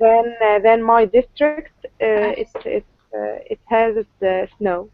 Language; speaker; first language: English; non-native, learner; Arabic